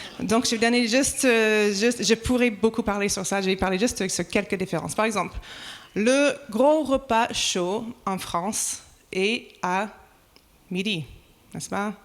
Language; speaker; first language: French; non-native, fluent; English